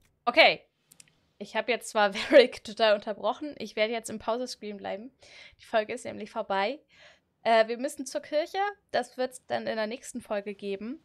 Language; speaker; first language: German; native; German